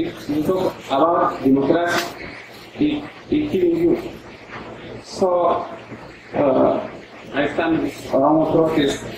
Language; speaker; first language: English; non-native, learner; Oromo